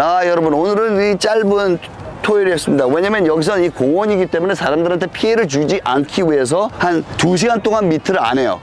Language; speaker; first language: Korean; early bilingual, heritage; Korean